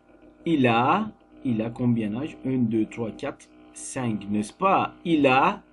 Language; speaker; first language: French; non-native, fluent; Turkish